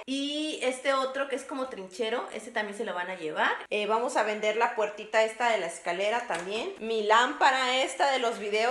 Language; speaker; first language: Spanish; native; Spanish